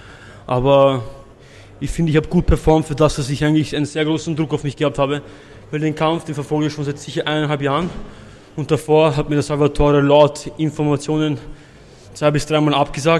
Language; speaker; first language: German; native; German